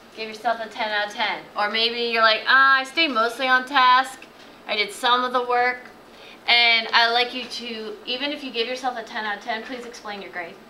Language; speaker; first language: English; native; English